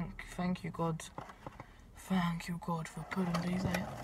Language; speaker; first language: English; native; English